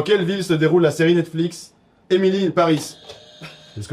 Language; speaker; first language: French; native; French